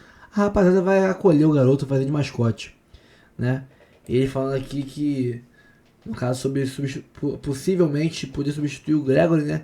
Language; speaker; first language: Portuguese; native; Portuguese